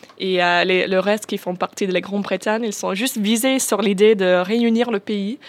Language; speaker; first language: French; non-native, fluent; English